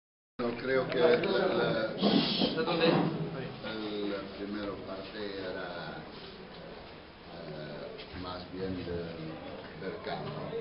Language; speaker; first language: Spanish; non-native, fluent; English